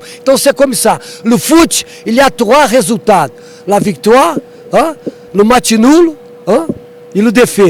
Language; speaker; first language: French; non-native, learner; Portuguese